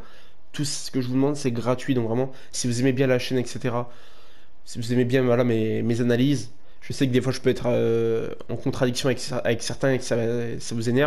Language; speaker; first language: French; native; French